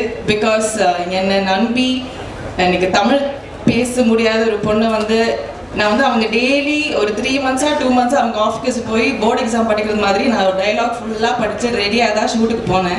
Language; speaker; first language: Tamil; non-native, local second language; Malayalam